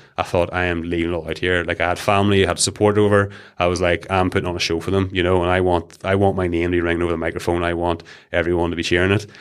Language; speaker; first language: English; native; English